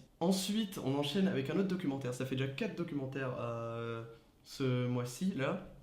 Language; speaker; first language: French; native; French